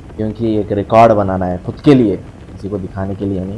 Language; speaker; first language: Hindi; non-native, local second language; Urdu